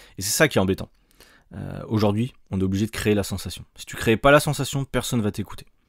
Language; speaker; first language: French; native; French